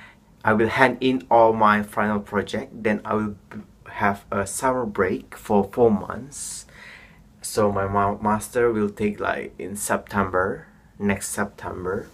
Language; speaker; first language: English; non-native, learner; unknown